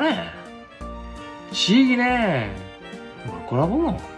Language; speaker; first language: Korean; native; Korean